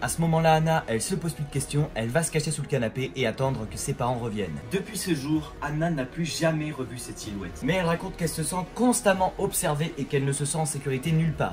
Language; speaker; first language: French; native; French